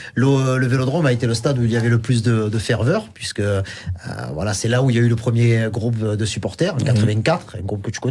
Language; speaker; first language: French; native; French